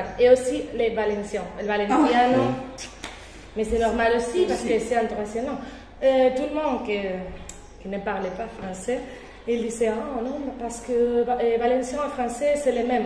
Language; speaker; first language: French; non-native, fluent; Spanish